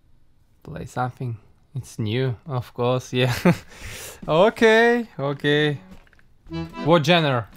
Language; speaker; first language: English; non-native, learner; Russian